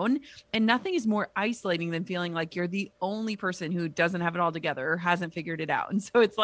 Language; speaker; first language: English; native; English